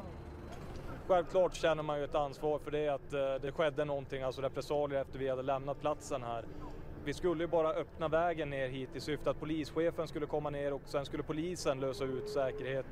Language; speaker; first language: Swedish; native; Swedish